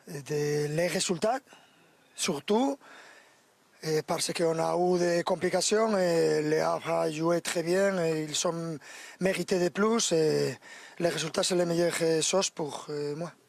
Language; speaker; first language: French; non-native, fluent; Spanish